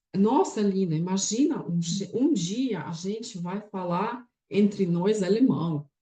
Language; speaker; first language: Portuguese; non-native, fluent; Russian